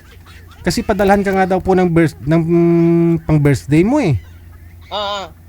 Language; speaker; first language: Filipino; native; Filipino